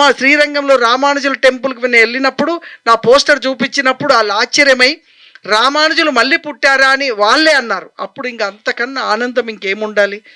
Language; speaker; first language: Telugu; native; Telugu